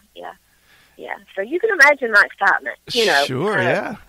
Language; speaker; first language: English; native; English